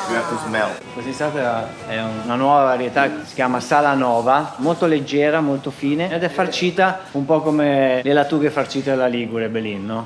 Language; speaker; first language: Italian; native; Italian